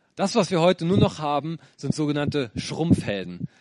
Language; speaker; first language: German; native; German